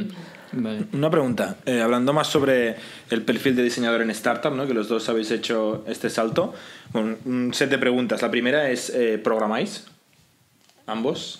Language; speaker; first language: Spanish; native; Spanish